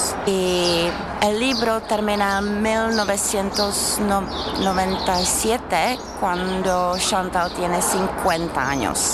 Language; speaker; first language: Spanish; non-native, fluent; Czech